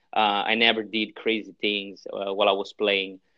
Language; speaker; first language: English; non-native, fluent; Italian